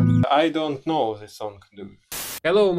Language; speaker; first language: English; non-native, learner; Russian